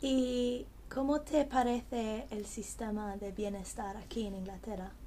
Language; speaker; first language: Spanish; non-native, learner; English